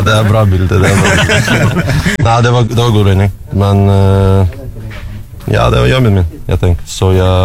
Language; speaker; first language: Norwegian; non-native, learner; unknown